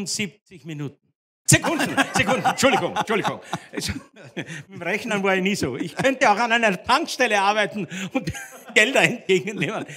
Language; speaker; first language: German; native; German